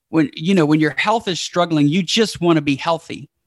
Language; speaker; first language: English; native; English